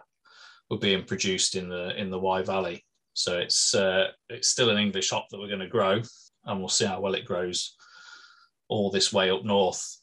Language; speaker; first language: English; native; English